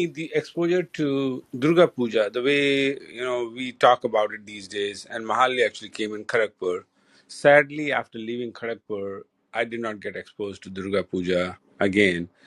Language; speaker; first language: English; non-native, local second language; Hindi